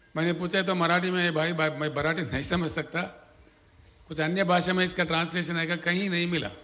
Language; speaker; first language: Hindi; non-native, local second language; Telugu